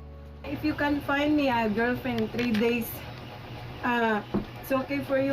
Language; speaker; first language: English; non-native, local second language; Cebuano